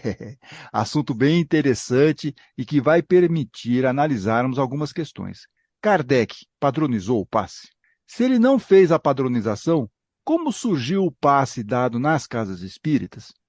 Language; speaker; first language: Portuguese; native; Portuguese